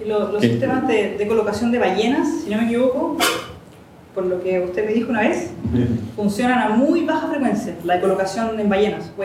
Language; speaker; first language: Spanish; native; Spanish